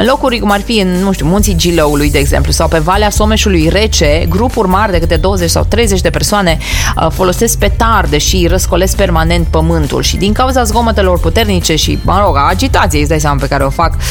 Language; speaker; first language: Romanian; native; Romanian